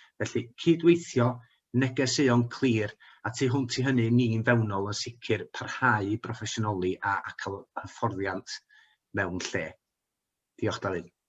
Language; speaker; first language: Welsh; native; Welsh